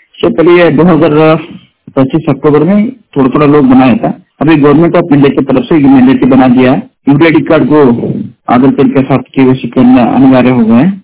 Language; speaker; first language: Hindi; non-native, local second language; Kannada